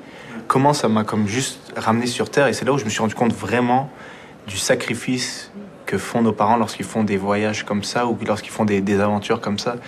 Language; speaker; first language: French; early bilingual, other home language; Arabic